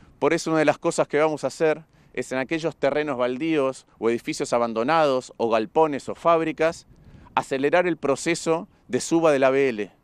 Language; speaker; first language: Spanish; native; Spanish